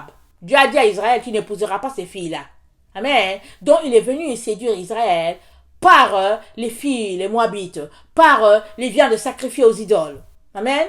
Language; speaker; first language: French; native; French